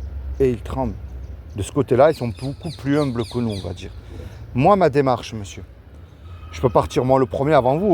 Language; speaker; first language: French; native; French